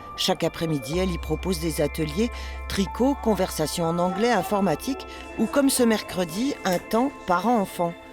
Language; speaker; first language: French; native; French